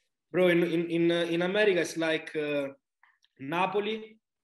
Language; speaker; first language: English; non-native, learner; Italian